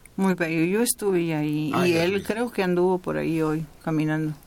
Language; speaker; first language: Spanish; native; Spanish